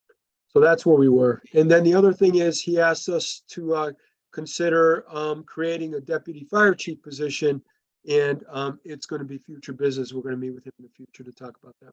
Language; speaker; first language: English; native; English